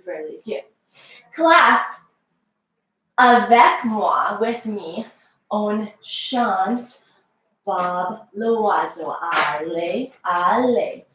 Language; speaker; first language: French; non-native, learner; English